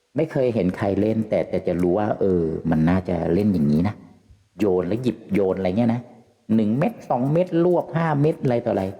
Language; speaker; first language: Thai; native; Thai